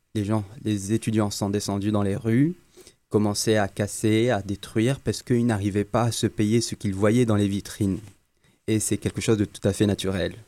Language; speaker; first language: French; non-native, local second language; Arabic